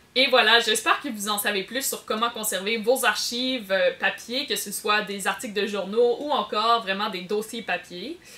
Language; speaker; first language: French; native; French